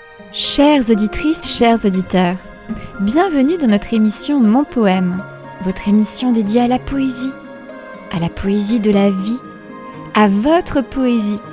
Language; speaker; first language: French; native; French